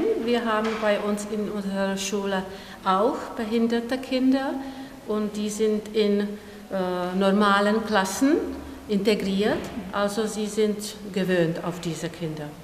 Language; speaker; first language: German; non-native, learner; Czech